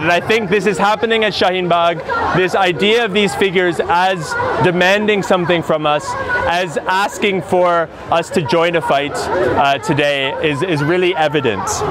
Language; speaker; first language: English; native; English